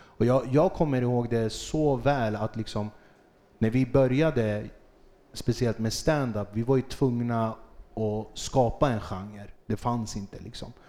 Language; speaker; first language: Swedish; early bilingual, other home language; Kurdish